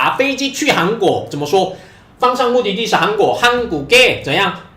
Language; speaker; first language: Chinese; non-native, fluent; Korean